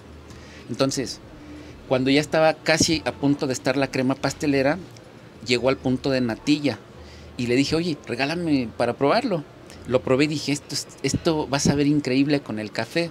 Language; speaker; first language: Spanish; native; Spanish